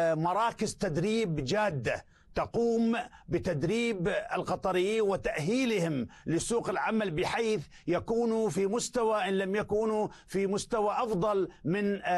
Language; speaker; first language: Arabic; native; Arabic